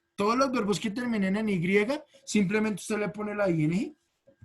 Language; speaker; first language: Spanish; native; Spanish